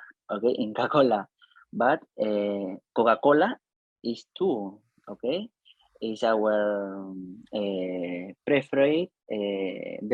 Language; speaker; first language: English; non-native, learner; Spanish